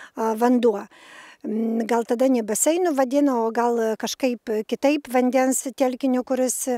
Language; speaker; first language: Lithuanian; native; Lithuanian